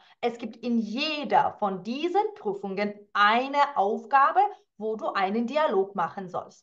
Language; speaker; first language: German; non-native, fluent; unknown